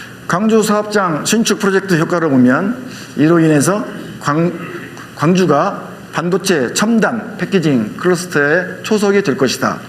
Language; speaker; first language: Korean; native; Korean